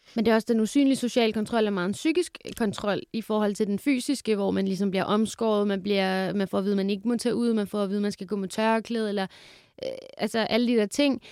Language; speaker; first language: Danish; early bilingual, other home language; Kurdish